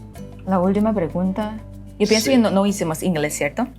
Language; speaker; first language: Spanish; non-native, fluent; Thai